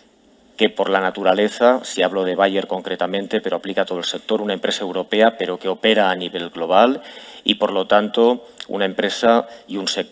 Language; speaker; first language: Spanish; native; Spanish